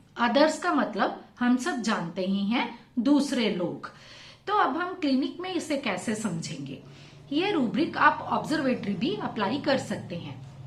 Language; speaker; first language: Hindi; non-native, local second language; Punjabi